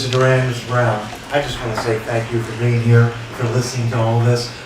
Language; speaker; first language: English; native; English